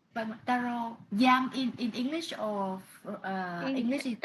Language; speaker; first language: English; non-native, learner; Vietnamese